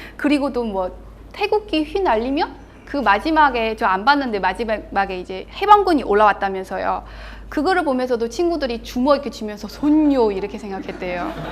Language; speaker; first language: Korean; non-native, fluent; Chinese